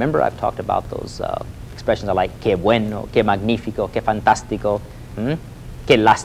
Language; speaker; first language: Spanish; non-native, fluent; English